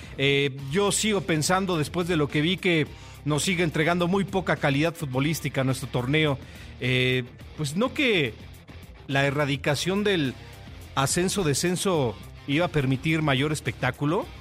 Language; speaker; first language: Spanish; native; Spanish